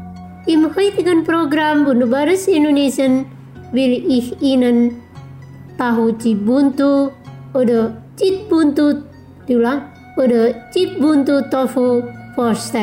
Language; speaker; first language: German; non-native, fluent; Indonesian